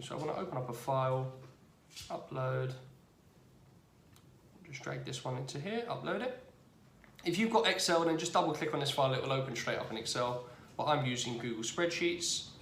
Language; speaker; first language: English; native; English